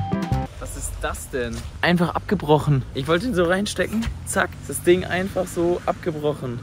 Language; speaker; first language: German; native; German